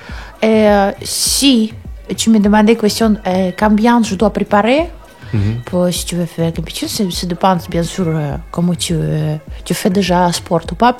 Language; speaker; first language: French; non-native, learner; Russian